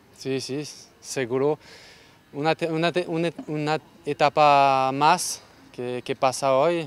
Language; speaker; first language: Spanish; non-native, learner; French